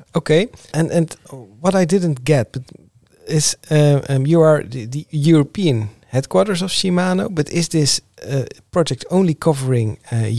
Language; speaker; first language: English; non-native, fluent; Dutch